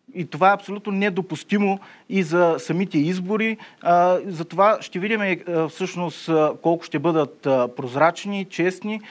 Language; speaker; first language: Bulgarian; native; Bulgarian